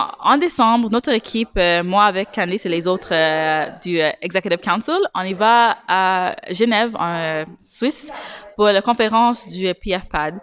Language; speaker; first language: French; native; French